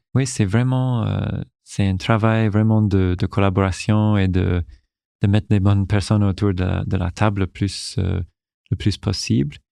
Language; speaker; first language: French; non-native, local second language; English